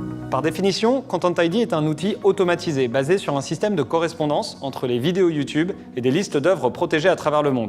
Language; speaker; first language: French; native; French